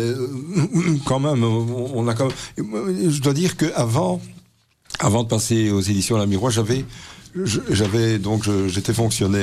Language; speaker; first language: French; native; French